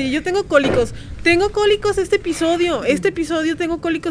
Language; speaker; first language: Spanish; native; Spanish